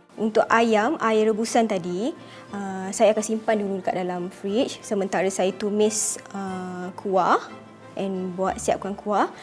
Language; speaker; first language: Malay; native; Malay